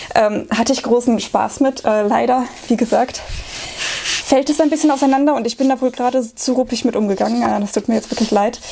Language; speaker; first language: German; native; German